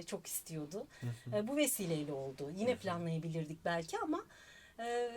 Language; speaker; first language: Turkish; native; Turkish